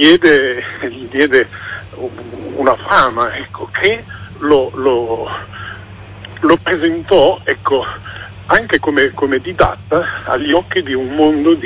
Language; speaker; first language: Italian; native; Italian